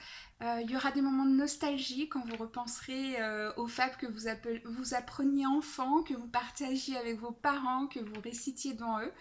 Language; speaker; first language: French; native; French